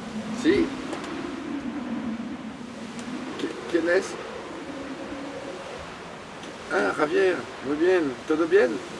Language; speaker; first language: Spanish; non-native, learner; French